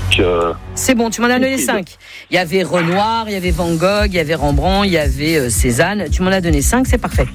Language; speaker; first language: French; native; French